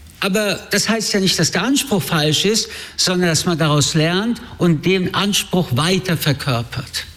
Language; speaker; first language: German; early bilingual, other home language; French